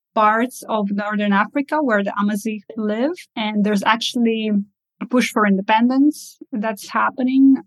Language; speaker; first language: English; early bilingual, other home language; Russian